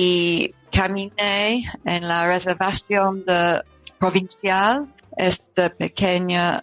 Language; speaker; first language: Spanish; non-native, learner; English